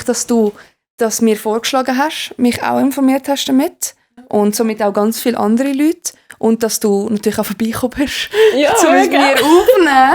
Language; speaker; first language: German; native; German